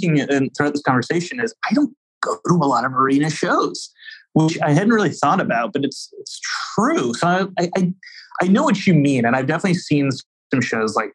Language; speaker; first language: English; native; English